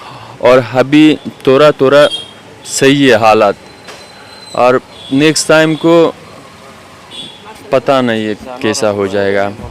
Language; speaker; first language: Hindi; non-native, learner; Persian